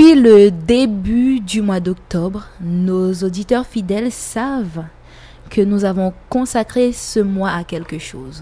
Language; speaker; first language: French; native; French